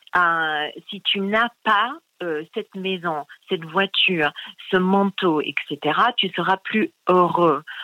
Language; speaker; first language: French; non-native, fluent; English